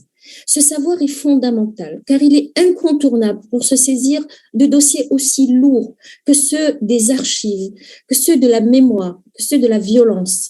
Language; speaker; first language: French; native; French